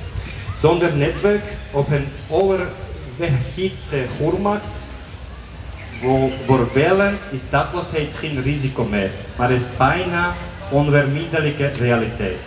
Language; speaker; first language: Dutch; non-native, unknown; Georgian